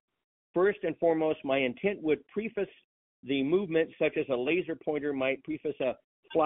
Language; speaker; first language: English; native; English